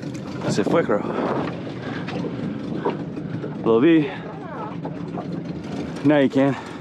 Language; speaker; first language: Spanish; non-native, learner; English